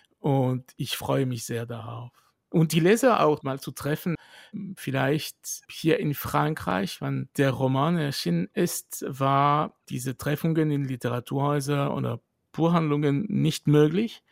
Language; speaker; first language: German; non-native, fluent; French